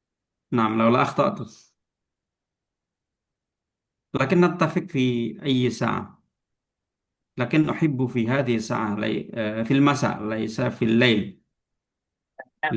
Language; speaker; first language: Arabic; non-native, fluent; Indonesian